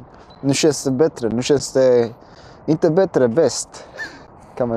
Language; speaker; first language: Swedish; early bilingual, other home language; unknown